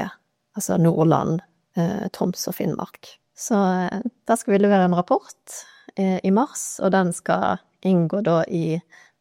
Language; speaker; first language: Norwegian; native; Norwegian